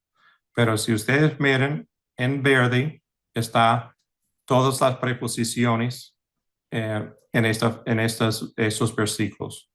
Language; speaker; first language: Spanish; non-native, fluent; English